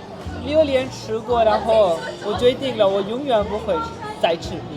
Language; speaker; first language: Chinese; non-native, fluent; Urdu